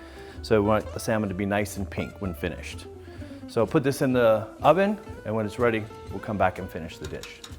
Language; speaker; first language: English; native; English